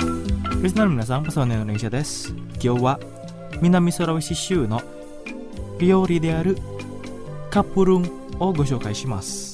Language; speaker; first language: Japanese; non-native, fluent; Indonesian